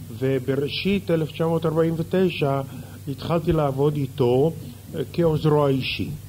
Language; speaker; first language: Hebrew; early bilingual, other home language; Russian